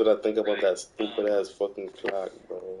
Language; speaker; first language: English; native; English